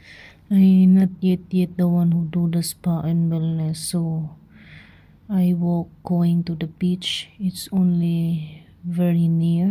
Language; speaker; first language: English; non-native, local second language; Filipino